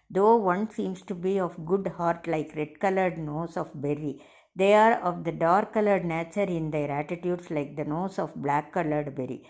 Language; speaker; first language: English; non-native, local second language; Tamil